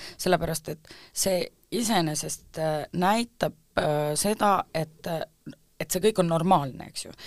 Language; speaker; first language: Estonian; native; Estonian